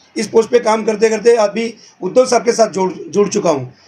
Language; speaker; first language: Hindi; non-native, local second language; Marathi